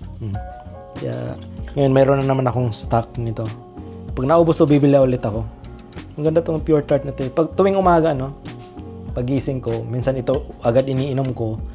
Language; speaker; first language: Filipino; non-native, local second language; Bikol